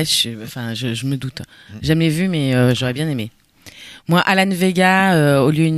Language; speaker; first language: French; native; French